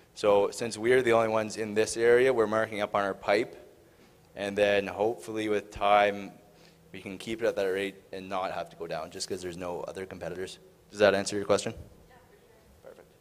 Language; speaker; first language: English; native; English